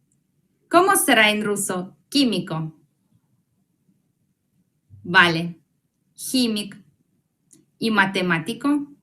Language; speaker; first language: Spanish; non-native, fluent; Russian